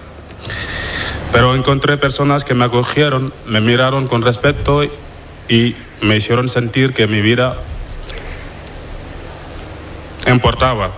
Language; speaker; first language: Spanish; non-native, fluent; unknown